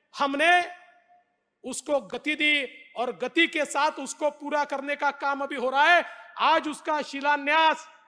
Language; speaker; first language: Hindi; non-native, local second language; Marathi